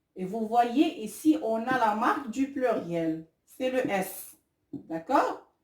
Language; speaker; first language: French; non-native, local second language; Arabic